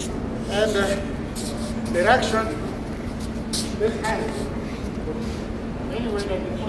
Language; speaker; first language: English; non-native, learner; Spanish